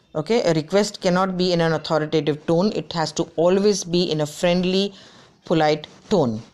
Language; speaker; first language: English; non-native, local second language; Gujarati